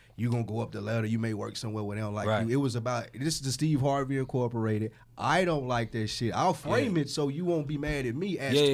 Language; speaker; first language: English; native; English